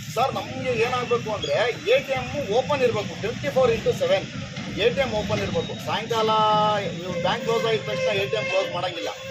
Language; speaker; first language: Kannada; native; Kannada